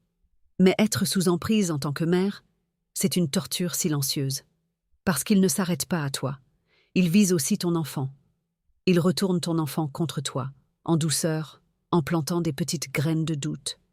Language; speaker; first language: French; native; French